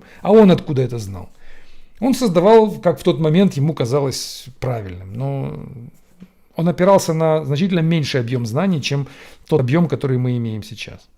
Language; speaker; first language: Russian; native; Russian